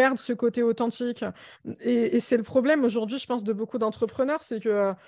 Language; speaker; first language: French; native; French